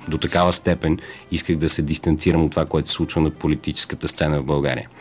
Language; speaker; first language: Bulgarian; native; Bulgarian